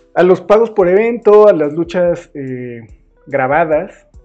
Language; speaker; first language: Spanish; native; Spanish